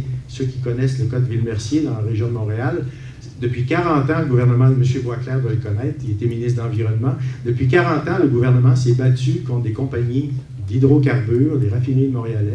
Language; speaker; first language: French; native; French